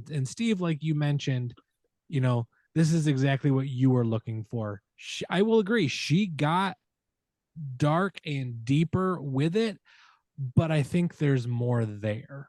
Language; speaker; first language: English; native; English